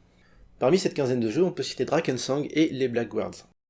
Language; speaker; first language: French; native; French